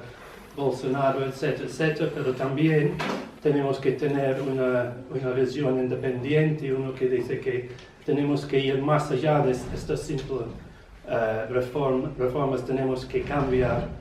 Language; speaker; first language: Spanish; non-native, learner; English